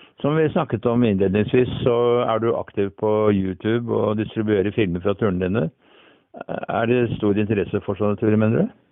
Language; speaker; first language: Norwegian; native; Norwegian